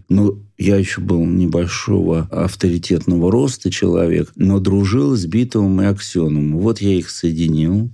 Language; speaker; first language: Russian; native; Russian